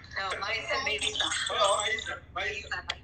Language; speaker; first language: Portuguese; non-native, learner; English